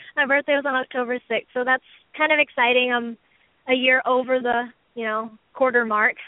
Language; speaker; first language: English; native; English